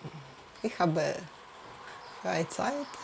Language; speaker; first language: German; non-native, learner; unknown